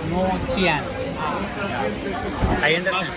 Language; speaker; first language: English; non-native, learner; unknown